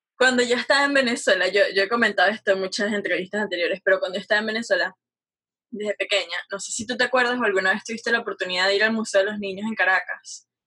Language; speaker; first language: Spanish; native; Spanish